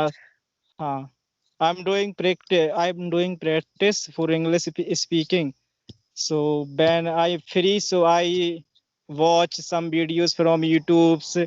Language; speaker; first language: English; non-native, learner; Hindi